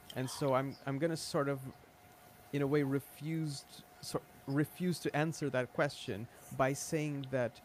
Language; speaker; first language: English; non-native, fluent; Portuguese